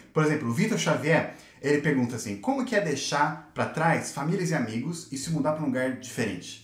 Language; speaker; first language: Portuguese; native; Portuguese